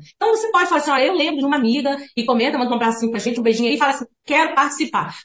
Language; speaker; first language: Portuguese; native; Portuguese